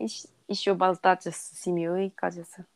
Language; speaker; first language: Russian; non-native, learner; Korean